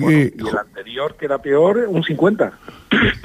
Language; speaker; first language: Spanish; native; Spanish